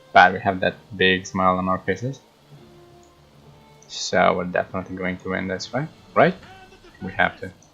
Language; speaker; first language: English; non-native, fluent; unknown